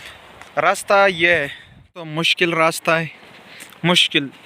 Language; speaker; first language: Hindi; non-native, local second language; Pashto